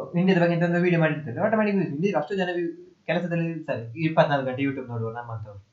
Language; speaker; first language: Kannada; non-native, local second language; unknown